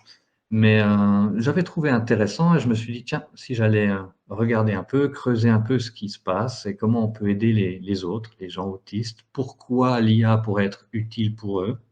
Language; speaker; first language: French; native; French